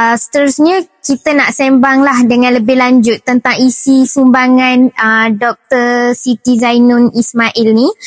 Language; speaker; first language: Malay; non-native, local second language; Tamil